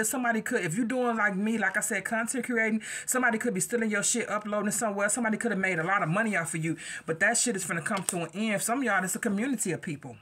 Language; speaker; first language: English; native; English